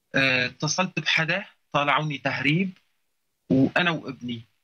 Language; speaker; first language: Arabic; native; Arabic